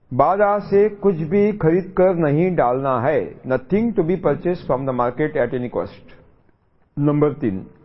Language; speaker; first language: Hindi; non-native, local second language; Marathi